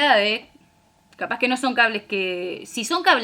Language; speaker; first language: Spanish; native; Spanish